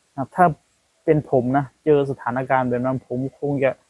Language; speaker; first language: Thai; native; Thai